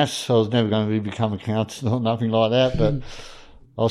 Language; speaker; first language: English; native; English